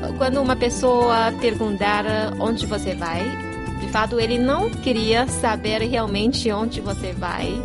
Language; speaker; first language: Portuguese; non-native, fluent; Chinese